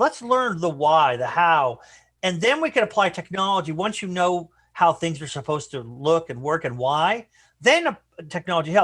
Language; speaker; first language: English; native; English